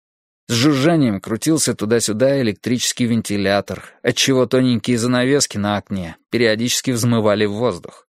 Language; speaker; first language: Russian; native; Russian